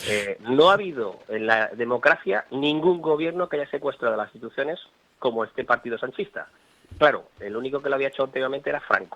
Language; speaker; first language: Spanish; native; Spanish